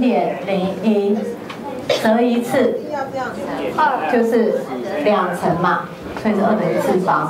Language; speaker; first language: Chinese; native; Chinese